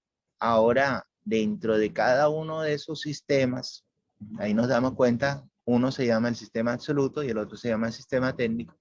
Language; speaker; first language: Spanish; native; Spanish